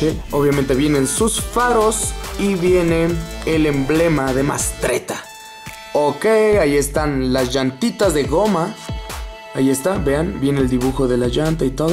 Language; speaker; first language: Spanish; native; Spanish